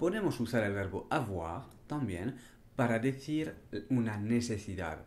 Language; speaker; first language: Spanish; non-native, fluent; French